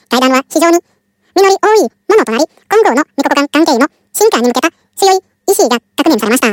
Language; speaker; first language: Japanese; non-native, fluent; Indonesian